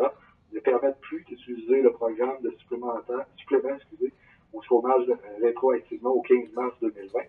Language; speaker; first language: French; native; French